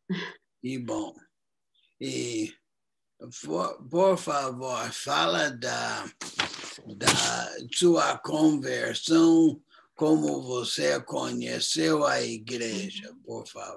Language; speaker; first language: Portuguese; non-native, fluent; English